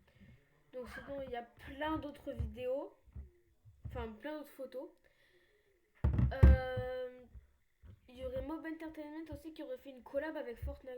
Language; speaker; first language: French; native; French